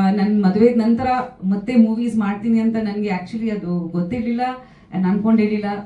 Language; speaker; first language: Kannada; non-native, fluent; Bangla